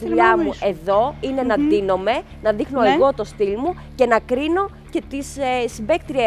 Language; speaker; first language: Greek; native; Greek